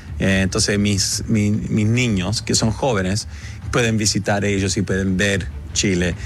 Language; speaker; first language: Spanish; early bilingual, heritage; Spanish